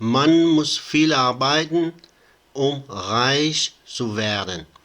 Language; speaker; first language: German; non-native, fluent; Persian